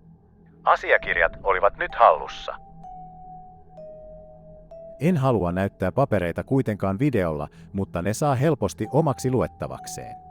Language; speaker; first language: Finnish; native; Finnish